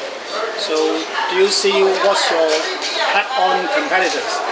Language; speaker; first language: English; non-native, fluent; Chinese